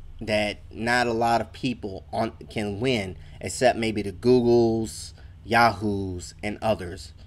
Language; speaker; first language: English; native; English